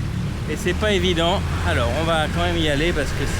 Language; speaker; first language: French; native; French